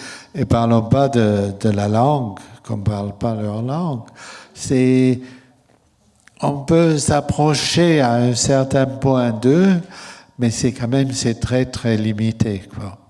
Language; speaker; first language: French; non-native, fluent; German